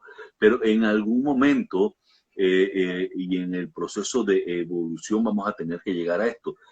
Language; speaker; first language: Spanish; native; Spanish